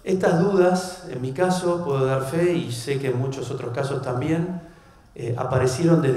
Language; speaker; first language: Spanish; native; Spanish